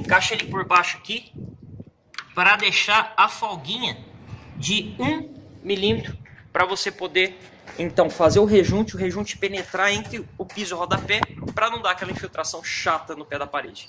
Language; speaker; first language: Portuguese; native; Portuguese